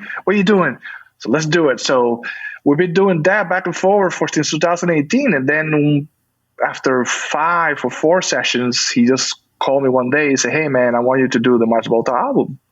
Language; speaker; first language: English; non-native, fluent; Spanish